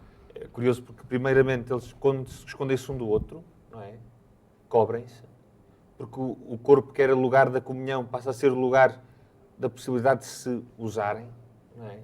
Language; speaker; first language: Portuguese; native; Portuguese